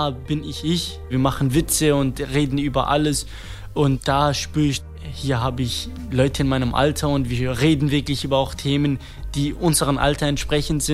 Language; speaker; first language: German; non-native, fluent; Kurdish